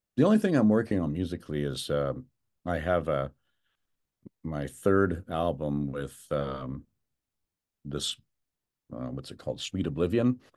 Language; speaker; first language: English; native; English